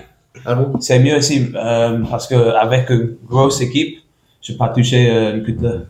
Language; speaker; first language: French; non-native, learner; English